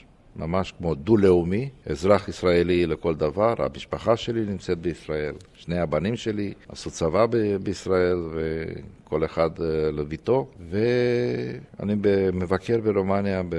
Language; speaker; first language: Hebrew; non-native, fluent; Romanian